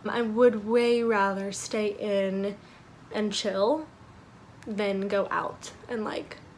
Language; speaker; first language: English; native; English